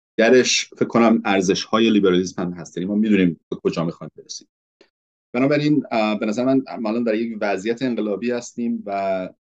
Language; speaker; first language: Persian; early bilingual, heritage; Persian